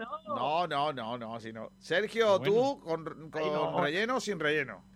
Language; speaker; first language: Spanish; native; Spanish